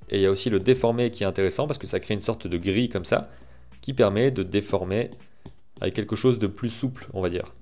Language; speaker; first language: French; native; French